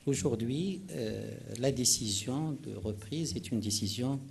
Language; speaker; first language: French; non-native, local second language; Arabic